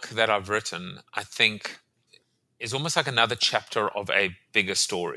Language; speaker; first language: English; native; English